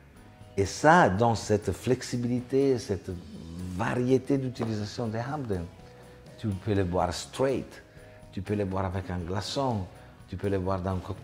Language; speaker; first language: French; non-native, fluent; Italian